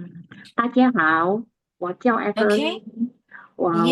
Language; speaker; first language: Chinese; non-native, learner; Indonesian